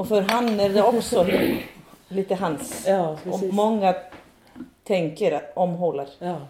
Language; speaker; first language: Swedish; non-native, fluent; Icelandic